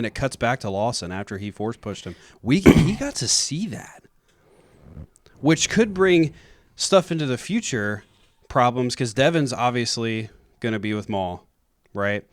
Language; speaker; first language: English; native; English